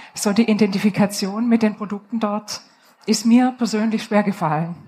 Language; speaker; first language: German; native; German